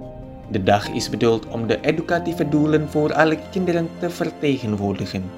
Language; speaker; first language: Dutch; non-native, fluent; Indonesian